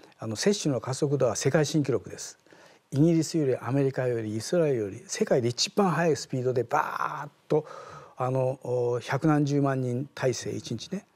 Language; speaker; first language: Japanese; native; Japanese